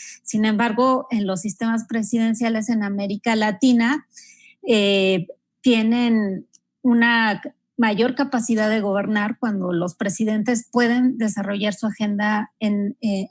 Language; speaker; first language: Spanish; native; Spanish